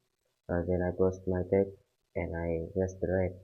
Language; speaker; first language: English; non-native, learner; Vietnamese